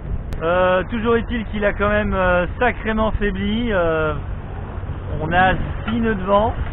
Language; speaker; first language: French; native; French